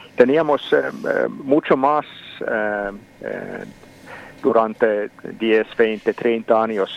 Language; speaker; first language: Spanish; non-native, fluent; Finnish